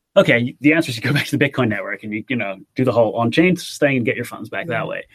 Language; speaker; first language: English; native; English